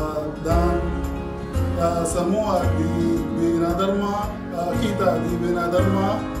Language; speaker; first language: Indonesian; non-native, learner; Arabic